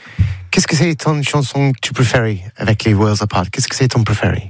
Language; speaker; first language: French; non-native, learner; English